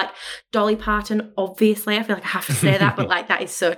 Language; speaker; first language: English; native; English